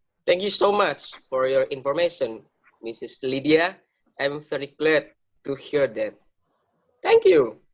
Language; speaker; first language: English; non-native, learner; Indonesian